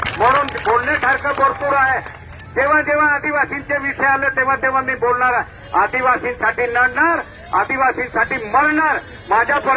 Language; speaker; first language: Marathi; non-native, local second language; Bhili